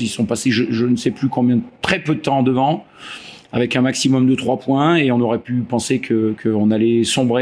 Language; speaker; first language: French; native; French